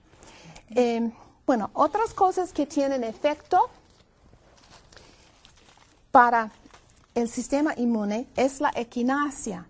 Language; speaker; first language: Spanish; non-native, fluent; English